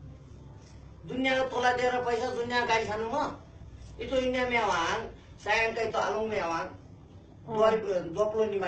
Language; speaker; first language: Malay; non-native, learner; Nepali